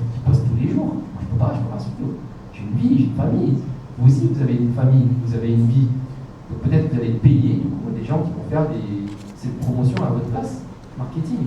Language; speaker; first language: French; native; French